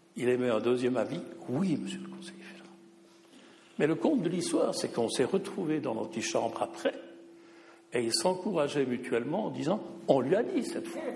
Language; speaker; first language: French; non-native, local second language; German